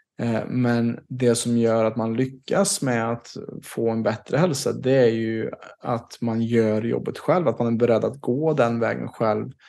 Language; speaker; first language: Swedish; native; Swedish